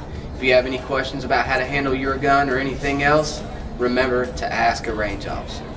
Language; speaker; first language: English; native; English